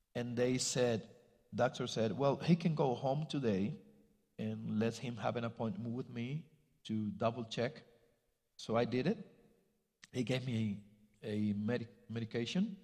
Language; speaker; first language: English; non-native, fluent; Spanish